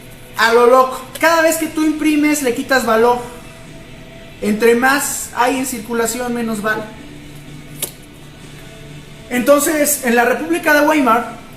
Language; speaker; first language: Spanish; native; Spanish